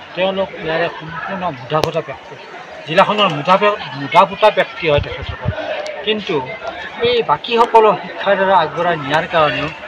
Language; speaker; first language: Assamese; native; Assamese